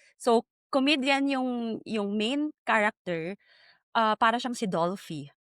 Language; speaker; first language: Filipino; native; Filipino